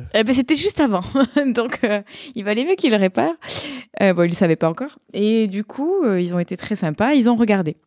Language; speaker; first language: French; native; French